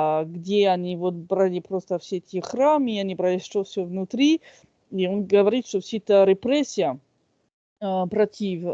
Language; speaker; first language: Russian; non-native, fluent; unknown